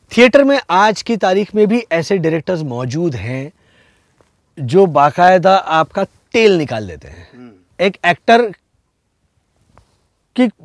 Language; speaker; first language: Hindi; non-native, local second language; Marathi